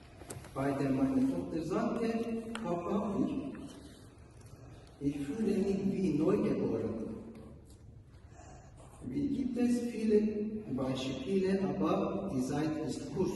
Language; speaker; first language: German; non-native, learner; Turkish